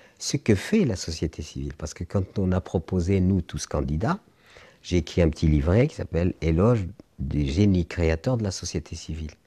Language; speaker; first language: French; non-native, local second language; Arabic